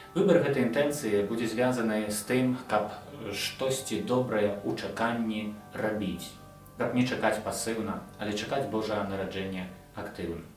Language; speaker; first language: Belarusian; non-native, local second language; Russian